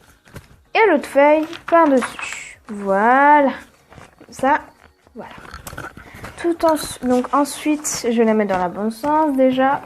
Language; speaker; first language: French; native; French